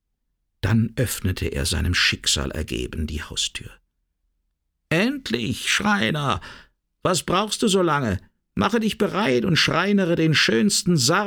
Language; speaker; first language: German; native; German